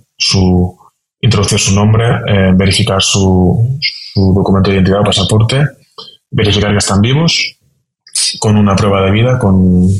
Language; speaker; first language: Spanish; native; Spanish